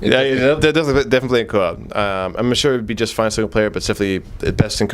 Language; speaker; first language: English; native; English